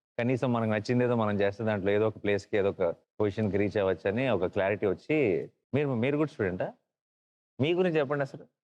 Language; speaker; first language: Telugu; native; Telugu